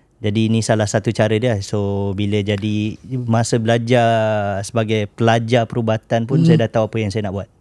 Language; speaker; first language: Malay; native; Malay